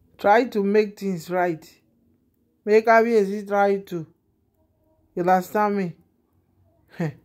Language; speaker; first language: Nigerian Pidgin; non-native, local second language; Yoruba